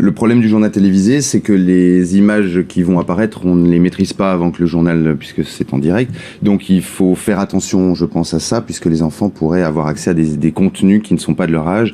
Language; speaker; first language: French; native; French